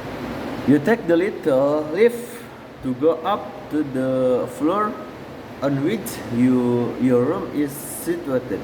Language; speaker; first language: English; non-native, learner; Indonesian